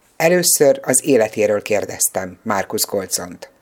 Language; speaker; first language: Hungarian; native; Hungarian